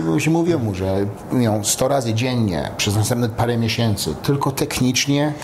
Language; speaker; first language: Polish; early bilingual, heritage; Polish